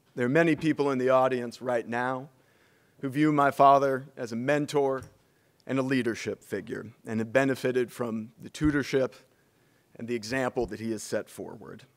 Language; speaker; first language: English; native; English